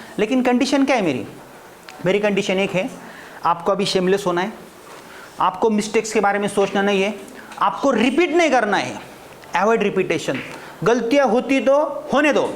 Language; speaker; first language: Hindi; non-native, local second language; Marathi